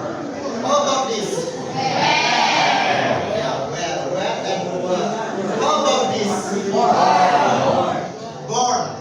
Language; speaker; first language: English; non-native, fluent; Indonesian